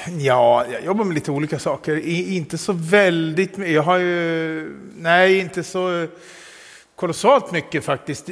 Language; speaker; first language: Swedish; native; Swedish